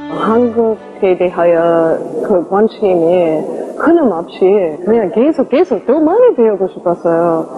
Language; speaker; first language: Korean; non-native, learner; English